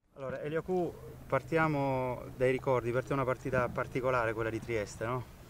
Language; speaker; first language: Italian; native; Italian